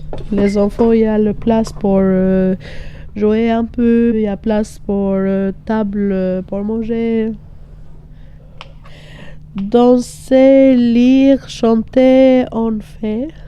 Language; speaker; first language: French; non-native, learner; Albanian